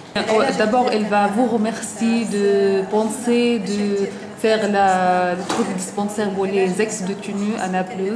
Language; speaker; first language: French; non-native, learner; Arabic